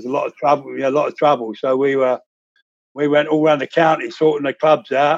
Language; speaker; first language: English; native; English